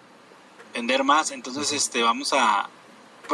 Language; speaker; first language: Spanish; native; Spanish